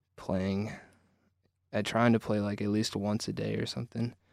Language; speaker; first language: English; native; English